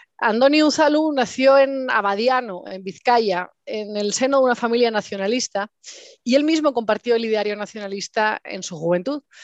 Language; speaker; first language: Spanish; native; Spanish